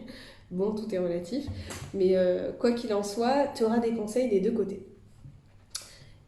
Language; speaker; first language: French; native; French